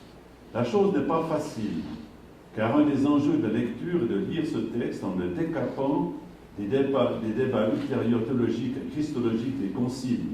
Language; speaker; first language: French; native; French